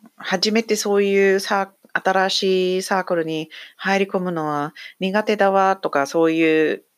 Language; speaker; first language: Japanese; non-native, fluent; English